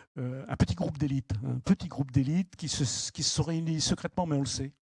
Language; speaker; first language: French; native; French